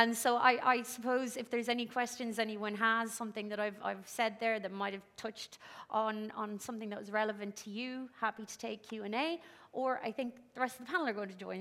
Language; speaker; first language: English; native; English